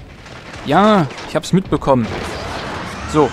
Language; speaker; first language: German; native; German